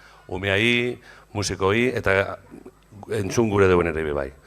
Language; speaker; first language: Basque; native; Basque